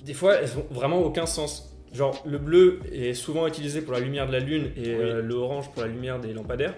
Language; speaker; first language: French; native; French